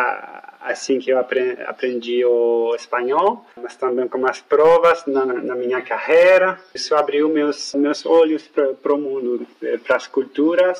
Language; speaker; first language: Portuguese; non-native, fluent; French